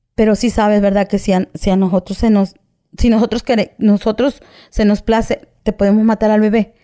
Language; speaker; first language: Spanish; native; Spanish